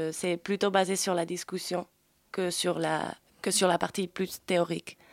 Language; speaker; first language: French; early bilingual, other home language; Spanish